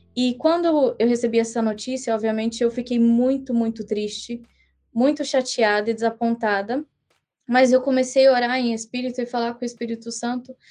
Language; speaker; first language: Portuguese; early bilingual, heritage; English